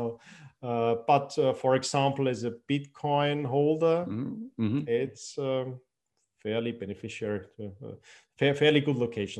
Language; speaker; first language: English; non-native, fluent; German